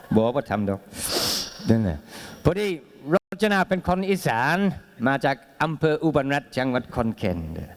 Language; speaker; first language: Thai; non-native, fluent; English